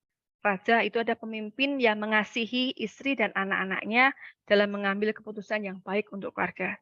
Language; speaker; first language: Malay; native; Malay